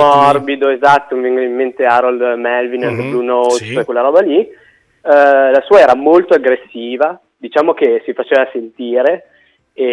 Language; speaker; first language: Italian; native; Italian